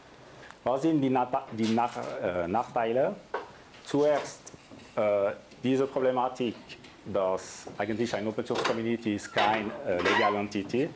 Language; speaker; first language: German; non-native, local second language; French